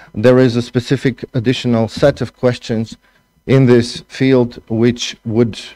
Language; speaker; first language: English; non-native, fluent; Bulgarian